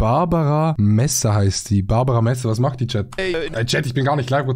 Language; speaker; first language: German; native; German